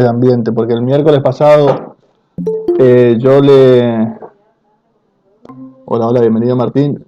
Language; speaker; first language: Spanish; native; Spanish